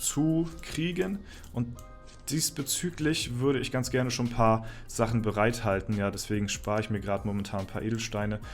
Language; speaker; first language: German; native; German